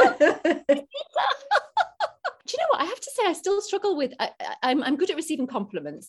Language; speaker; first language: English; native; English